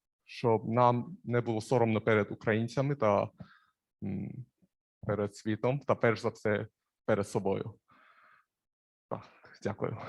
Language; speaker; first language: Ukrainian; non-native, fluent; Korean